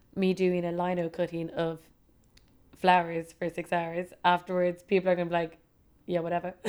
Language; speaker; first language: English; native; English